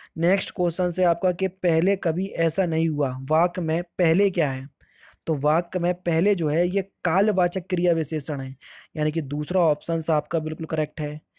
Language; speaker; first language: Hindi; native; Hindi